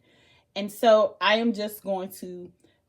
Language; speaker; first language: English; native; English